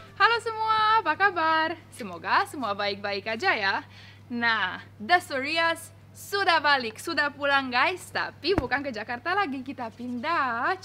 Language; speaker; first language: Indonesian; non-native, fluent; Romanian